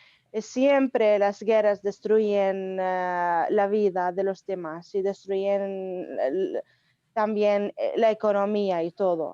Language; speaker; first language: Spanish; non-native, fluent; Arabic